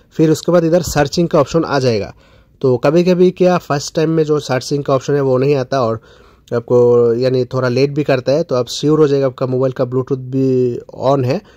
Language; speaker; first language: Hindi; non-native, local second language; Bangla